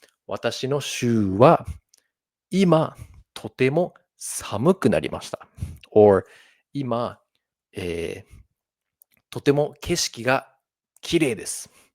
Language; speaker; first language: Japanese; non-native, fluent; English